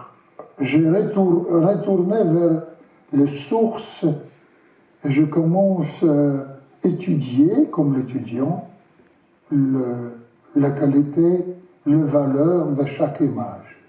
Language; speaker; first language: French; non-native, learner; Russian